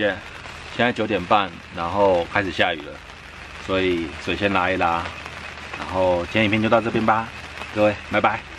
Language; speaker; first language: Chinese; native; Chinese